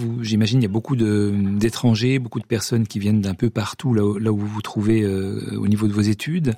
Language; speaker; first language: French; native; French